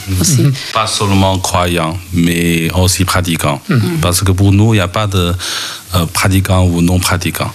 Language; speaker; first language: French; non-native, fluent; Chinese